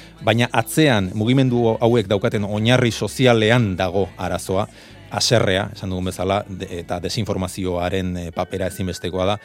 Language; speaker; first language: Basque; native; Basque